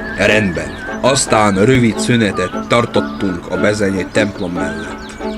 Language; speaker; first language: Hungarian; non-native, learner; Czech